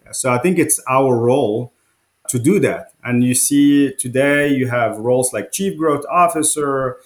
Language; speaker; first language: English; non-native, fluent; Arabic